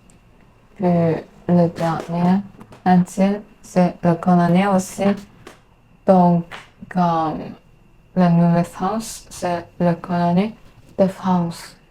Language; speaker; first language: French; non-native, learner; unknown